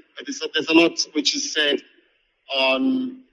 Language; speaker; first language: English; native; English